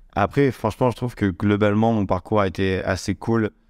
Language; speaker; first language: French; native; French